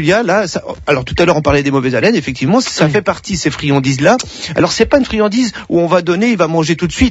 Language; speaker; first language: French; native; French